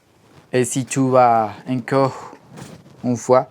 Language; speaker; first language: French; non-native, learner; Spanish